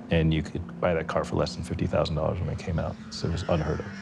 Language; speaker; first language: English; native; English